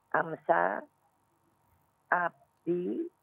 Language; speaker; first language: Arabic; non-native, learner; Indonesian